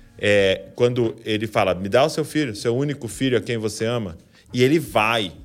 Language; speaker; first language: Portuguese; native; Portuguese